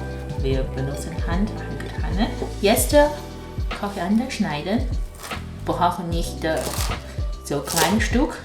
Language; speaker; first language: German; non-native, learner; Chinese